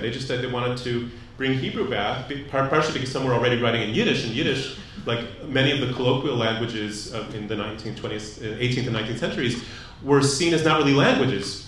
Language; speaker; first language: English; native; English